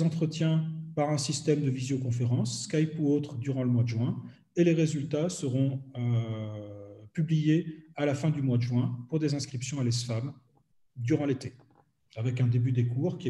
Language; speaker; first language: French; native; French